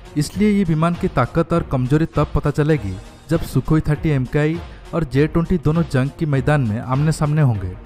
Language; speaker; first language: Hindi; native; Hindi